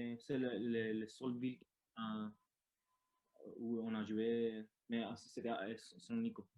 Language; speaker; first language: French; non-native, learner; Spanish